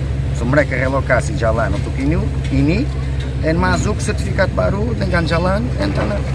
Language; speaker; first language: Indonesian; non-native, learner; English